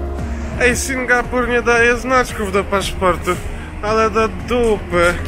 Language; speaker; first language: Polish; native; Polish